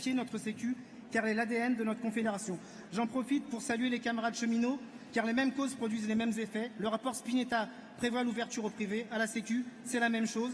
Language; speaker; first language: French; native; French